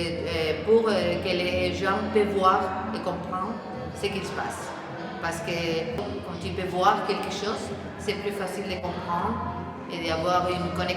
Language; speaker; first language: French; non-native, learner; Spanish